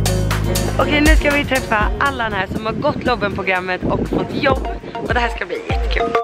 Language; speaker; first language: Swedish; native; Swedish